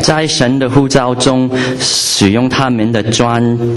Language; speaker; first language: Chinese; non-native, learner; English